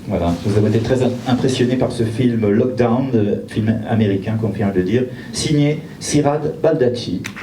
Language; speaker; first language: French; native; French